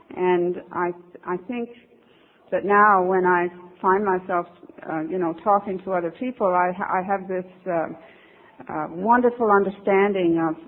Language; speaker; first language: English; native; English